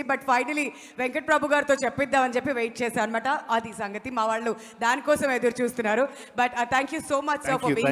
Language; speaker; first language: Telugu; native; Telugu